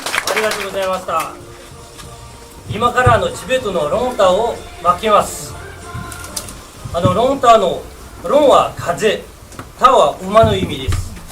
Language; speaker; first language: Japanese; non-native, fluent; Tibetan